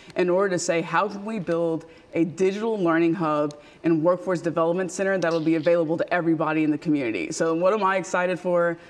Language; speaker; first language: English; native; English